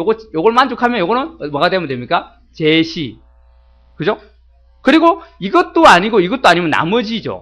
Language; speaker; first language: Korean; native; Korean